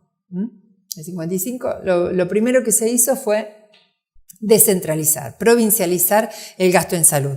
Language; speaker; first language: Spanish; native; Spanish